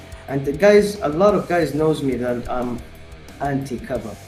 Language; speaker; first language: English; non-native, fluent; Arabic